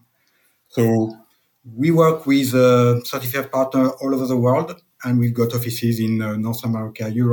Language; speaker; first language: English; non-native, fluent; French